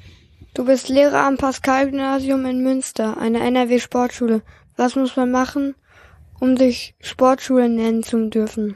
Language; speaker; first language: German; native; German